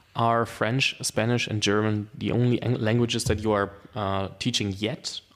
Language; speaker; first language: English; non-native, fluent; German